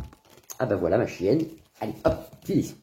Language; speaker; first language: French; native; French